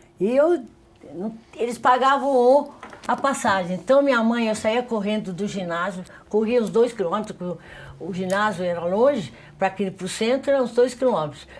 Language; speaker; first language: Portuguese; early bilingual, other home language; Spanish